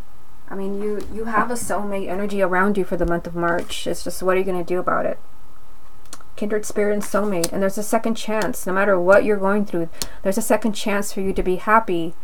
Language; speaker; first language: English; native; English